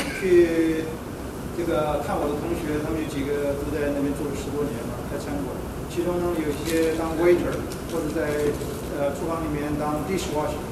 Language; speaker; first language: Chinese; native; Chinese